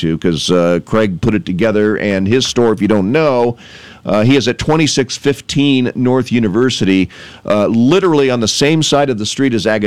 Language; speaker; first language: English; native; English